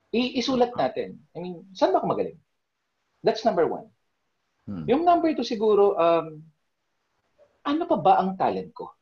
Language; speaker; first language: Filipino; native; Filipino